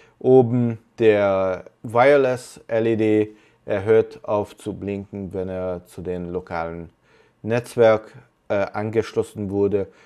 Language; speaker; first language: German; non-native, fluent; Hungarian